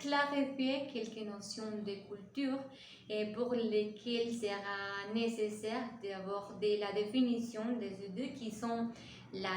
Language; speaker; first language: French; non-native, learner; Spanish